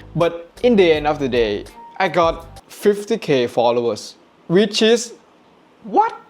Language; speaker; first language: English; non-native, fluent; Thai